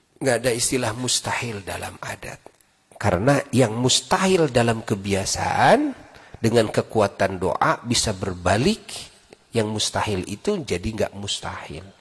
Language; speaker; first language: Indonesian; non-native, local second language; Sundanese